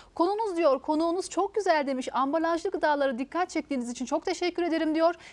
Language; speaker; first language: Turkish; native; Turkish